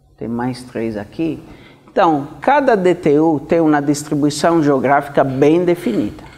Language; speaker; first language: Portuguese; non-native, fluent; Italian